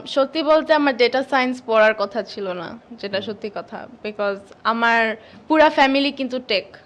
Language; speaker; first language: Bangla; early bilingual, heritage; Bangla